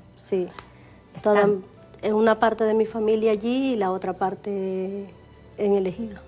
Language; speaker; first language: Spanish; native; Spanish